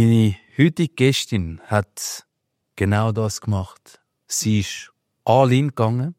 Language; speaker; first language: German; native; German